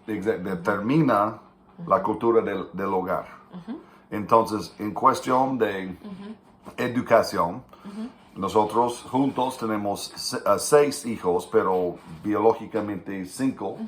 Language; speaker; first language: Spanish; non-native, fluent; English